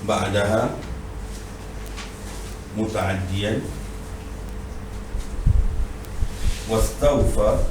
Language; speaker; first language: Arabic; non-native, fluent; Malay